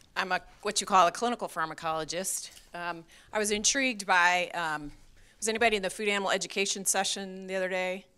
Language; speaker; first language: English; native; English